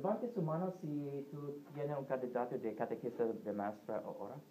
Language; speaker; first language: Spanish; non-native, learner; English